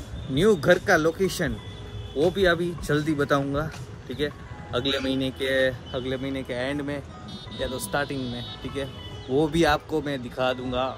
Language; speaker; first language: Hindi; non-native, local second language; Gujarati